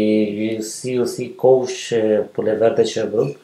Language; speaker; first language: French; non-native, fluent; Spanish